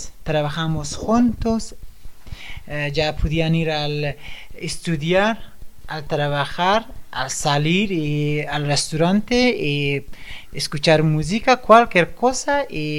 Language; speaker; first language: Spanish; non-native, fluent; Persian